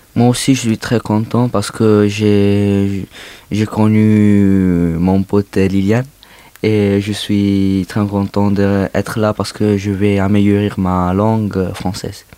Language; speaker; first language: French; non-native, learner; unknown